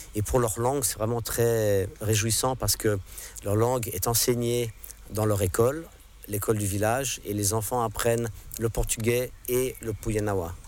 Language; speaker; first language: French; non-native, local second language; English